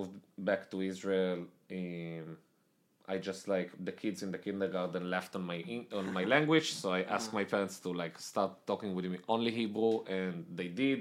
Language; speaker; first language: English; non-native, fluent; Hebrew